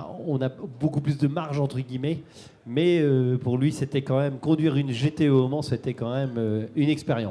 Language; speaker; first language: French; native; French